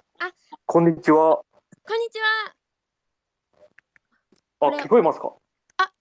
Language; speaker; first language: Japanese; non-native, learner; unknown